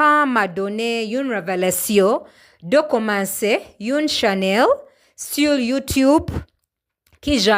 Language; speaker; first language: French; non-native, learner; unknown